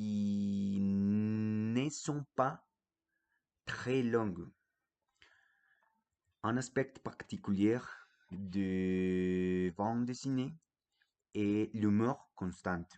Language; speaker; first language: French; non-native, fluent; Spanish